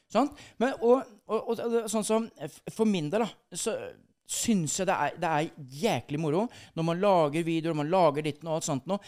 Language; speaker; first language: Norwegian; native; Norwegian